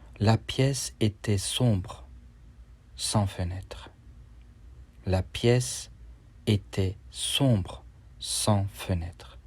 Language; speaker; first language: French; non-native, fluent; Turkish